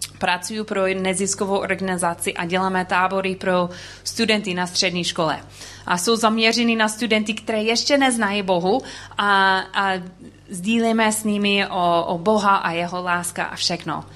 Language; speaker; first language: Czech; non-native, learner; English